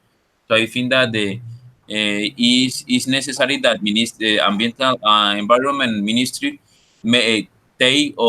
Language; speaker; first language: English; non-native, learner; Spanish